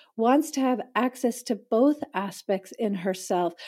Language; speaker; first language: English; native; English